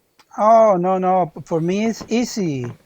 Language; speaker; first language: English; non-native, learner; Spanish